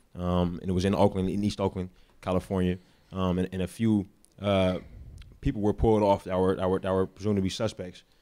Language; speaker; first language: English; native; English